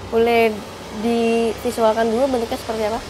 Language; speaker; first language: Indonesian; native; Indonesian